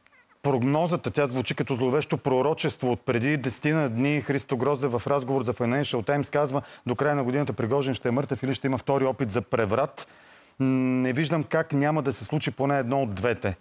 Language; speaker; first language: Bulgarian; native; Bulgarian